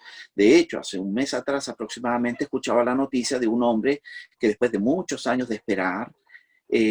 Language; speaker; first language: Spanish; native; Spanish